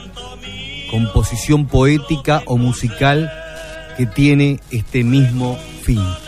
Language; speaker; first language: Spanish; native; Spanish